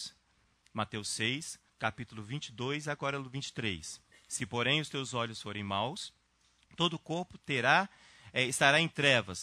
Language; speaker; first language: Portuguese; native; Portuguese